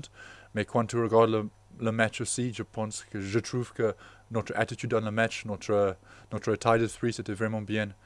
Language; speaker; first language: French; non-native, fluent; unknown